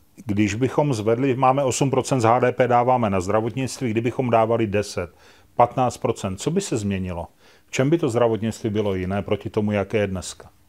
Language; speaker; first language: Czech; native; Czech